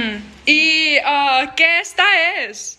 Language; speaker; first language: Spanish; non-native, learner; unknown